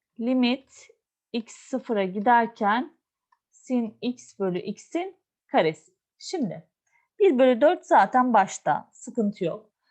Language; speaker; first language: Turkish; native; Turkish